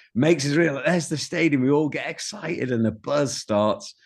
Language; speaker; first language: English; native; English